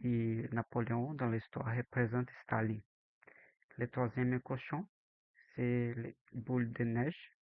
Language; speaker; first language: French; non-native, learner; Portuguese